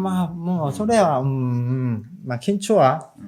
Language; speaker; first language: Japanese; non-native, fluent; Korean